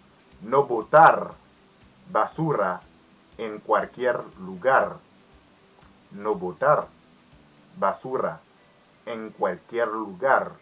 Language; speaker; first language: Spanish; non-native, learner; Haitian Creole